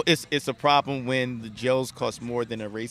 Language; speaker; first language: English; native; English